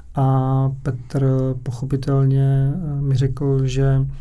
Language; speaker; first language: Czech; native; Czech